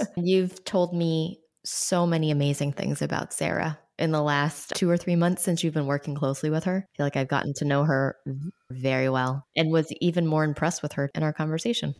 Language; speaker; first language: English; native; English